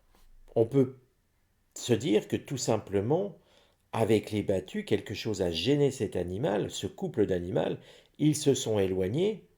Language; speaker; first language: French; native; French